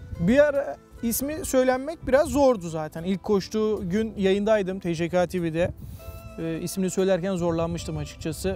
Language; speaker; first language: Turkish; native; Turkish